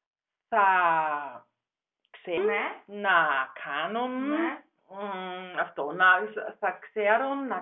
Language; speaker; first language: Greek; non-native, fluent; German